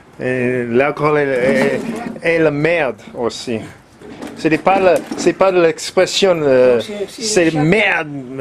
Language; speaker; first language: French; non-native, learner; English